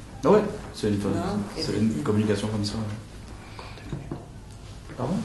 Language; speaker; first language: French; native; French